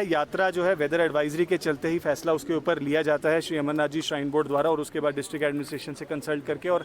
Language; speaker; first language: Hindi; native; Hindi